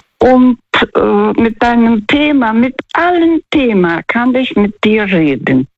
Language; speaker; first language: German; non-native, fluent; Russian